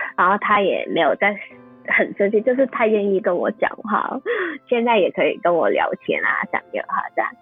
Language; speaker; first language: Chinese; non-native, fluent; Cantonese